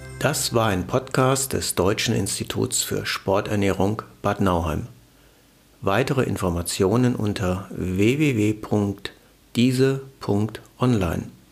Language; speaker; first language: German; native; German